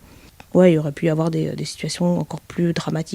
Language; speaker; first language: French; native; French